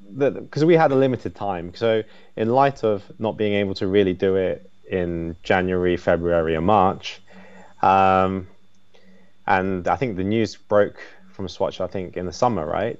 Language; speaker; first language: English; native; English